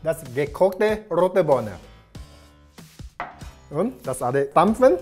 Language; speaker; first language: German; non-native, learner; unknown